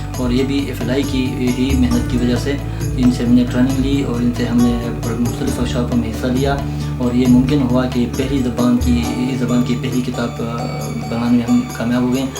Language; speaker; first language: Urdu; non-native, local second language; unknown